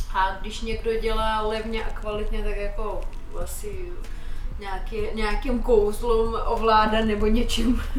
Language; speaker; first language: Czech; non-native, fluent; Russian